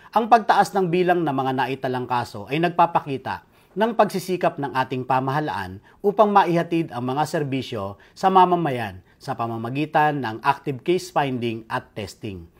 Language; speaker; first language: Filipino; native; Filipino